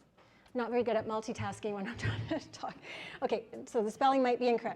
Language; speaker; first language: English; native; English